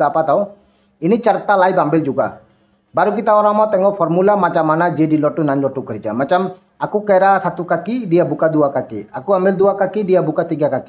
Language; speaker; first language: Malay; non-native, learner; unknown